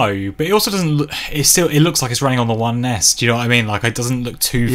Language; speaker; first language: English; native; English